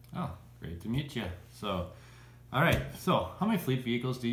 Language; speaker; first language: English; native; English